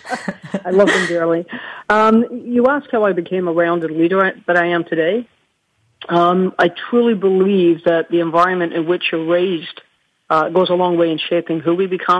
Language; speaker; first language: English; native; English